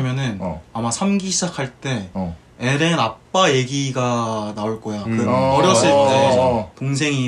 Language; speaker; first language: Korean; native; Korean